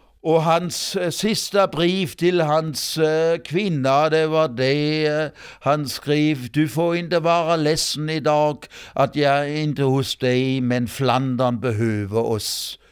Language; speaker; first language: Swedish; non-native, fluent; German